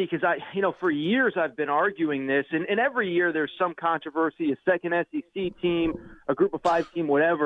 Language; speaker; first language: English; native; English